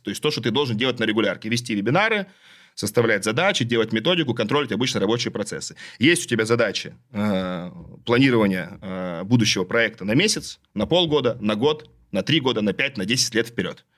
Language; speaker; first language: Russian; native; Russian